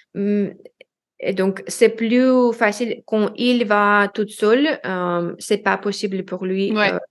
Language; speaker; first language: French; non-native, learner; Russian